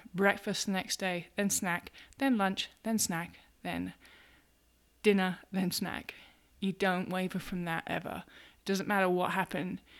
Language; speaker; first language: English; native; English